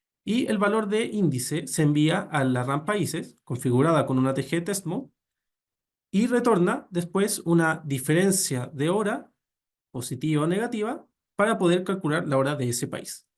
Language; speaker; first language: Spanish; native; Spanish